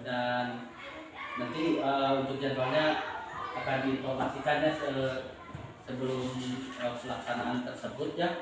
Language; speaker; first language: Indonesian; native; Indonesian